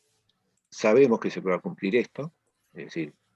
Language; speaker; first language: Spanish; native; Spanish